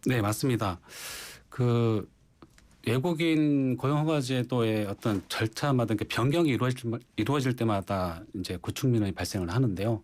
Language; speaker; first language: Korean; native; Korean